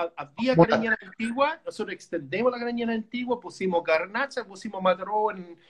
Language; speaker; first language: Spanish; non-native, fluent; English